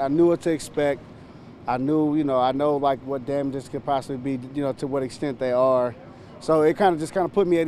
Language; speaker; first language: English; native; English